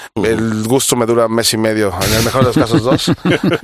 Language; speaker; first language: Spanish; native; Spanish